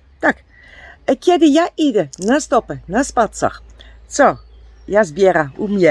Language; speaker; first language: Polish; non-native, learner; Dutch